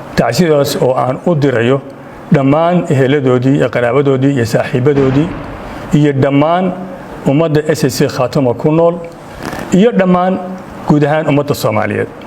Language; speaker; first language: Somali; native; Somali